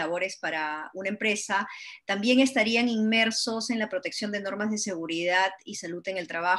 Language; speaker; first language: Spanish; native; Spanish